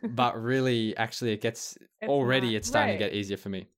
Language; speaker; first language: English; native; English